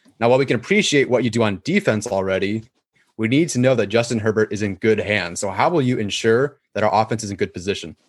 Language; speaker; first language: English; native; English